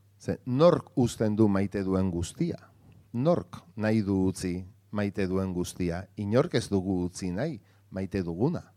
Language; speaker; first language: Basque; non-native, local second language; Spanish